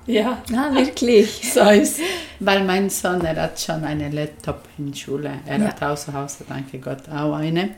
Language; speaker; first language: German; non-native, learner; Spanish